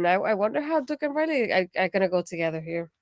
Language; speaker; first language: English; native; English